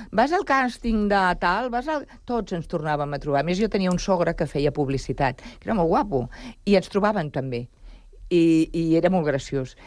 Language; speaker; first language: Catalan; early bilingual, other home language; Spanish